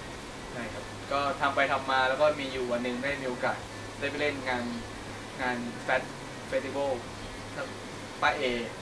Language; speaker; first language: Thai; native; Thai